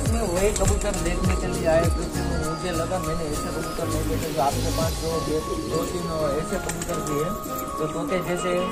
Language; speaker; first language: Hindi; non-native, local second language; Gujarati